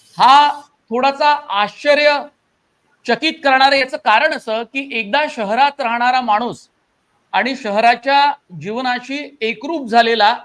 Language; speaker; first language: Marathi; native; Marathi